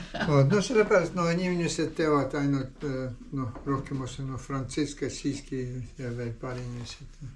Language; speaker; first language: Estonian; non-native, learner; Ukrainian